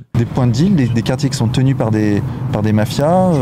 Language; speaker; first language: French; native; French